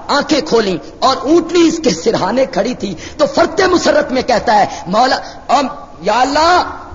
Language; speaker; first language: Urdu; non-native, local second language; Punjabi